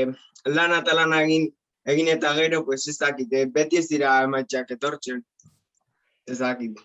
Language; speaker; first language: Basque; non-native, local second language; Spanish